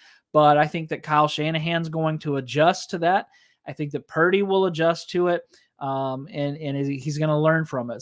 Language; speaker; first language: English; native; English